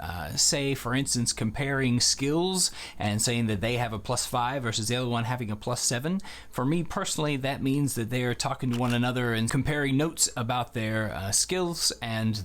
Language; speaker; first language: English; native; English